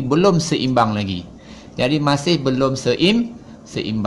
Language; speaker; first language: Malay; native; Malay